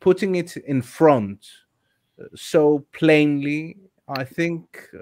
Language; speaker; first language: English; non-native, fluent; Greek